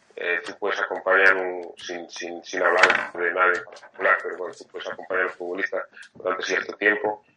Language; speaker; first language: Spanish; non-native, fluent; French